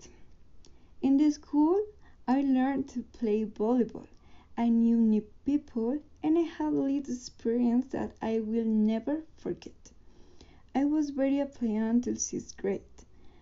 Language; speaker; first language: English; non-native, learner; Spanish